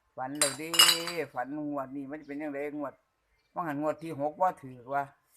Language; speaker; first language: Thai; native; Thai